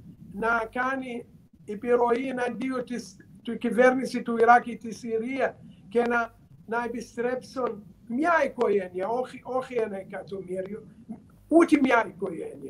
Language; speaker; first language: Greek; non-native, learner; Arabic